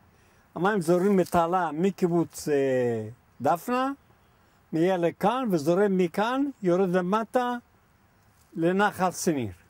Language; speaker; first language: Hebrew; non-native, fluent; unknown